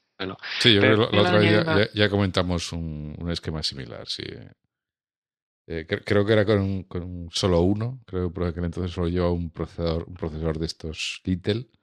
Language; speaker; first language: Spanish; native; Spanish